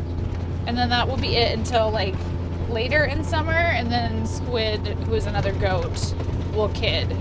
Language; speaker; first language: English; native; English